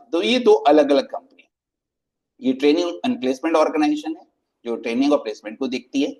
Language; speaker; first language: Hindi; native; Hindi